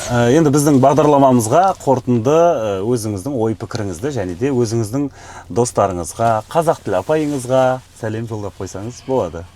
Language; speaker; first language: Kazakh; native; Kazakh